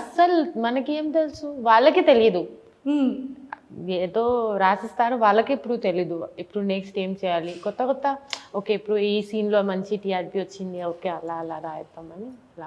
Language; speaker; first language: Telugu; non-native, fluent; Bangla